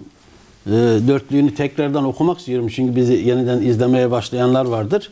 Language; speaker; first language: Turkish; native; Turkish